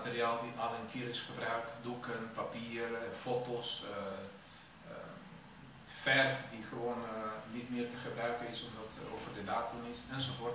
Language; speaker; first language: Dutch; non-native, fluent; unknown